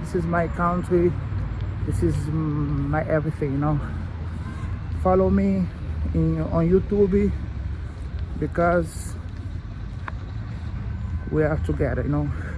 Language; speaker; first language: English; non-native, learner; Portuguese